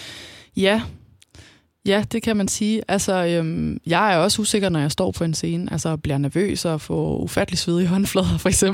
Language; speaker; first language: Danish; native; Danish